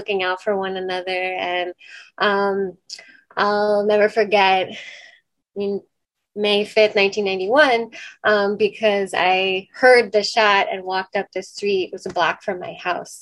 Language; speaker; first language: English; native; English